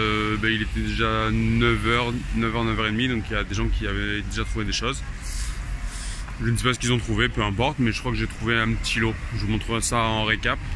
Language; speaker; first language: French; native; French